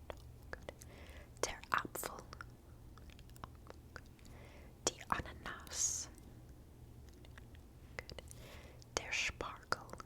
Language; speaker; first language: German; non-native, learner; English